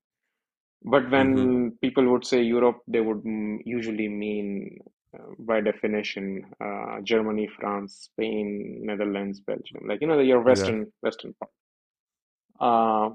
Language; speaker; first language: English; non-native, local second language; Hindi